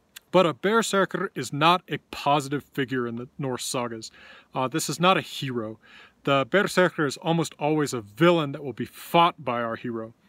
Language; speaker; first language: English; native; English